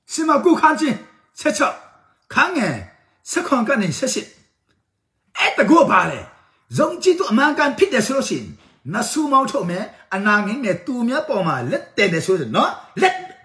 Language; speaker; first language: Burmese; non-native, local second language; Tedim Chin